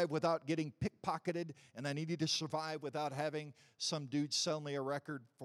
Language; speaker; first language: English; native; English